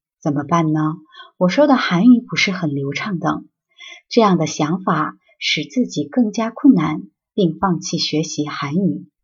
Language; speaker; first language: Chinese; non-native, fluent; Korean